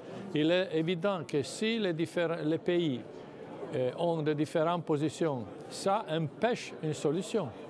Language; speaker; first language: French; non-native, fluent; Italian